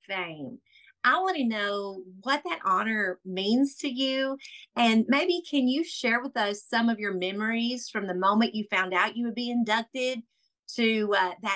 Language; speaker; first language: English; native; English